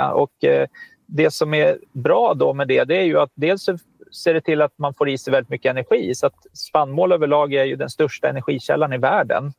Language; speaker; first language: Swedish; native; Swedish